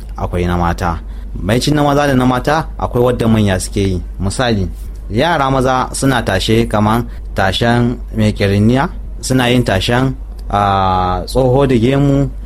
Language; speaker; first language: Hausa; native; Hausa